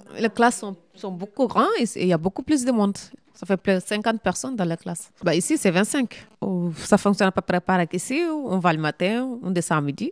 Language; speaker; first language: French; non-native, local second language; Fula